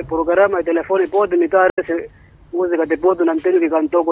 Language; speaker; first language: Portuguese; non-native, local second language; Makhuwa